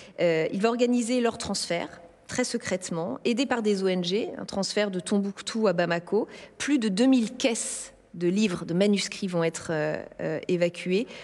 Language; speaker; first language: French; native; French